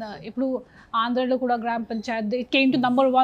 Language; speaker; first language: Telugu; non-native, local second language; Hindi